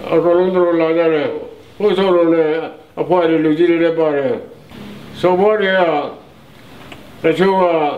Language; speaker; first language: Burmese; native; Burmese